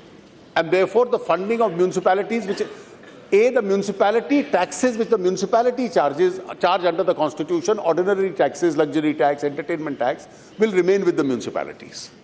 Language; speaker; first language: English; non-native, local second language; Hindi